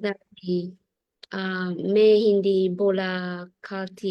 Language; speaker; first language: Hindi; non-native, learner; English